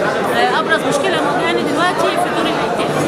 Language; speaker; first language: Arabic; native; Arabic